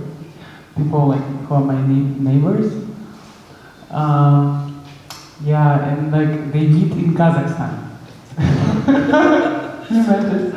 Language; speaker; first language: English; non-native, fluent; Russian